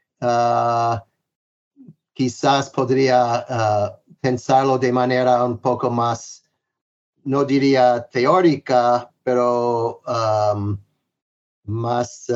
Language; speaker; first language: Spanish; non-native, fluent; English